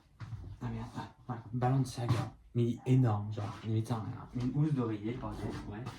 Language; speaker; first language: French; native; French